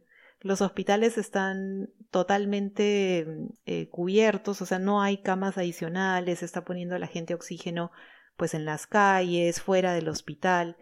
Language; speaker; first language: Spanish; native; Spanish